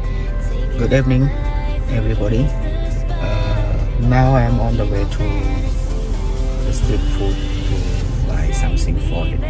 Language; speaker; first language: English; non-native, learner; Khmer